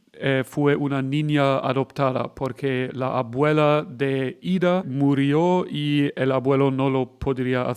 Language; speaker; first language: Spanish; non-native, fluent; German